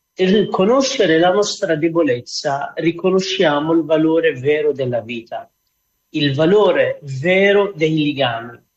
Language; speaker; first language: Italian; non-native, fluent; Arabic